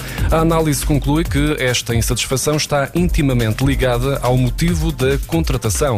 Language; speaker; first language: Portuguese; native; Portuguese